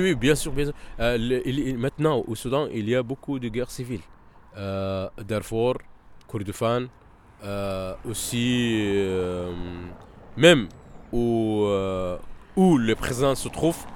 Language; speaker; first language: French; non-native, fluent; Arabic